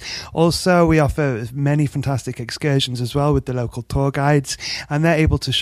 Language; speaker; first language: English; native; English